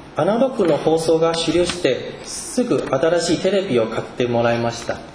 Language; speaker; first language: Japanese; non-native, fluent; Chinese